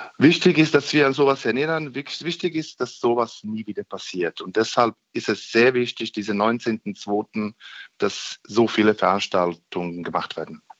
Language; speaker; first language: German; non-native, fluent; Bosnian